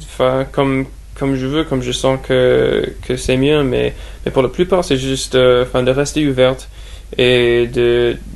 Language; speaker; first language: French; non-native, fluent; English